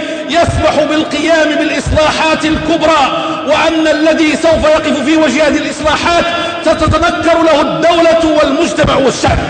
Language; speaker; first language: Arabic; native; Arabic